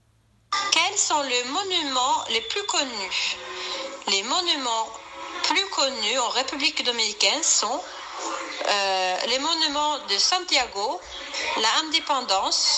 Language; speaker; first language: French; non-native, learner; Swedish